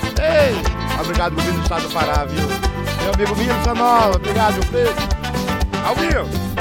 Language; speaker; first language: Portuguese; native; Portuguese